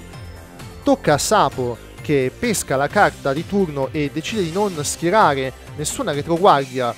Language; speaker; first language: Italian; native; Italian